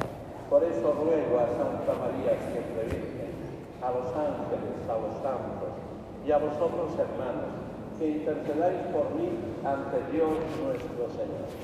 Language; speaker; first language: Spanish; native; Spanish